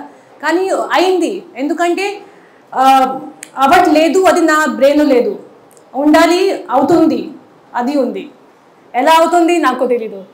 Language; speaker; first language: Telugu; non-native, learner; Hindi